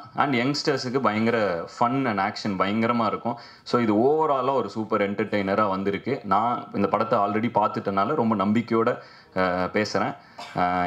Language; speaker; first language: Tamil; native; Tamil